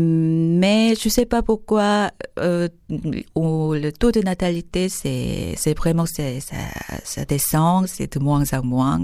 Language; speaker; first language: French; non-native, fluent; Korean